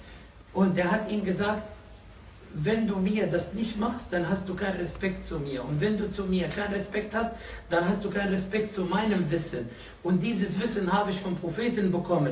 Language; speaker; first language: German; non-native, fluent; Arabic